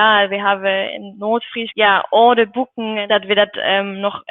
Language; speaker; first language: Dutch; non-native, learner; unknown